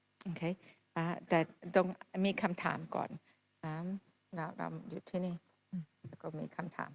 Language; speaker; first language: Thai; non-native, fluent; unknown